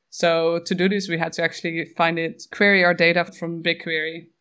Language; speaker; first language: English; non-native, fluent; Dutch